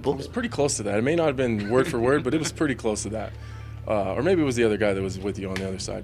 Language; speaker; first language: English; native; English